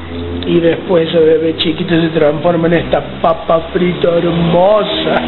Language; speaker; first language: Spanish; native; Spanish